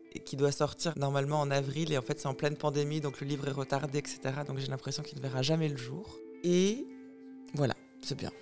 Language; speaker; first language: French; native; French